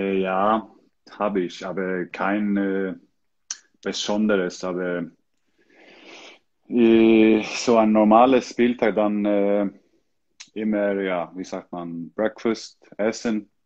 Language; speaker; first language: German; non-native, learner; Icelandic